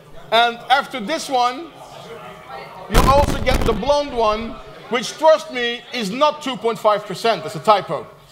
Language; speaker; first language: English; non-native, fluent; Dutch